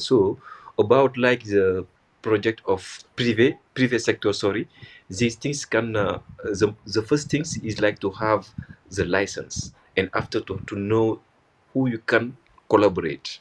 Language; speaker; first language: English; non-native, local second language; Wolof